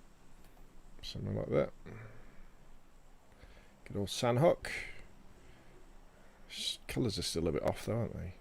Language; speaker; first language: English; native; English